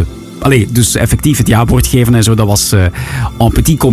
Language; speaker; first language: Dutch; native; Dutch